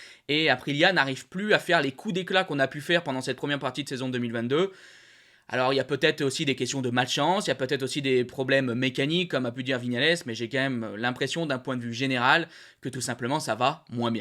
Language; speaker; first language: French; native; French